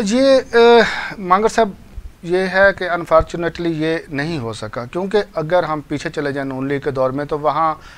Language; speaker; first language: Urdu; non-native, local second language; Punjabi